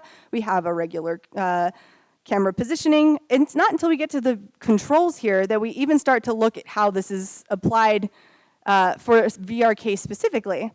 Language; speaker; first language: English; native; English